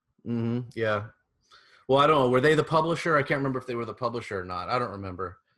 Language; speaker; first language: English; native; English